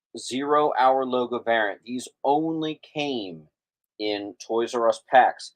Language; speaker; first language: English; native; English